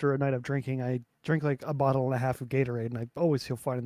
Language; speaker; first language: English; native; English